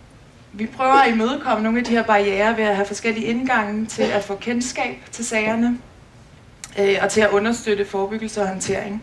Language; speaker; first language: Danish; native; Danish